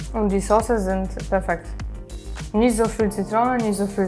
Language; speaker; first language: German; non-native, learner; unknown